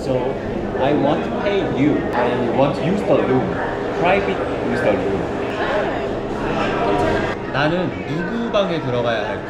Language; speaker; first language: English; non-native, learner; Korean